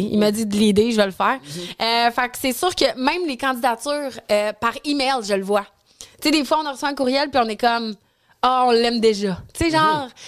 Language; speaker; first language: French; native; French